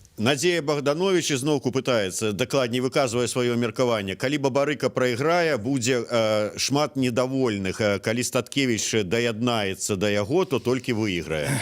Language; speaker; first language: Belarusian; native; Belarusian